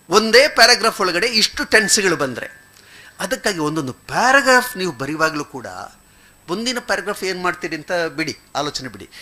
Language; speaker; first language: Kannada; non-native, local second language; Malayalam